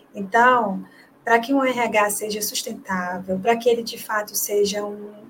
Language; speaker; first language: Portuguese; native; Portuguese